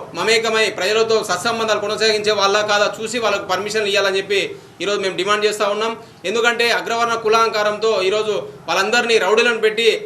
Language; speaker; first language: Telugu; native; Telugu